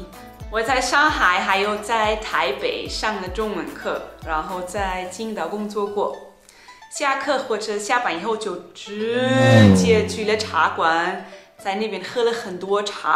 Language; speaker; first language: Chinese; non-native, fluent; German